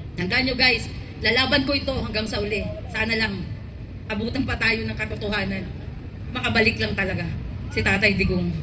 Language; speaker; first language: Filipino; native; Filipino